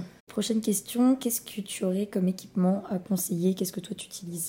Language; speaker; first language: French; native; French